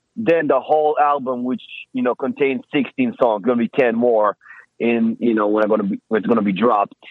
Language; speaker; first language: English; non-native, fluent; Hebrew